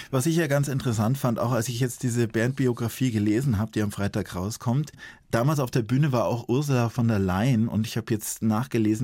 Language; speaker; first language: German; native; German